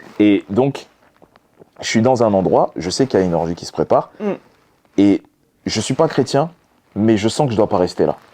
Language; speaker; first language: French; early bilingual, other home language; Lingala